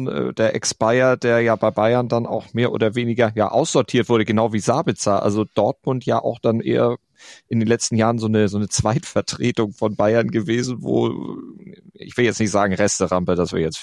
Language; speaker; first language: German; native; German